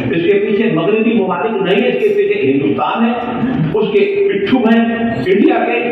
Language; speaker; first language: Urdu; non-native, local second language; Sindhi